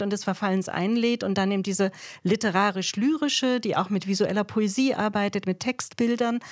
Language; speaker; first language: German; native; German